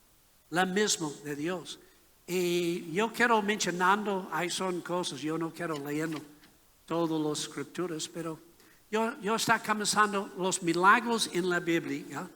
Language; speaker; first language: Spanish; non-native, learner; English